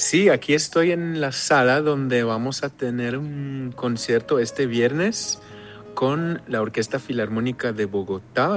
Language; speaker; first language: Spanish; non-native, fluent; Hebrew